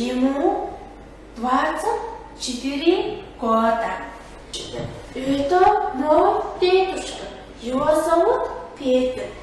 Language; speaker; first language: Russian; non-native, fluent; Mongolian